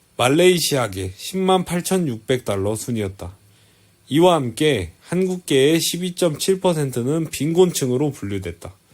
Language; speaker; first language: Korean; native; Korean